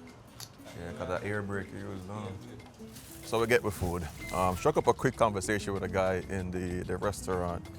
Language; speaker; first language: English; native; English